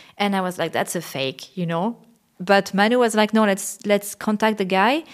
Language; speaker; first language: English; non-native, fluent; French